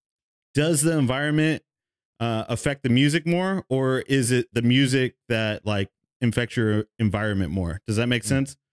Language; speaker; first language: English; native; English